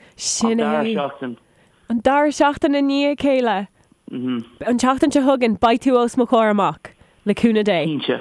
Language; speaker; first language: Irish; non-native, local second language; English